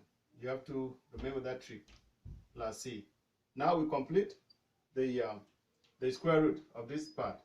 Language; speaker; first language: English; non-native, fluent; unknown